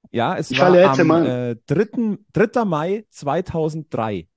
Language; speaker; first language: German; native; German